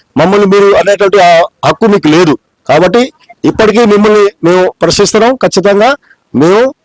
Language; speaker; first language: Telugu; non-native, local second language; Lambadi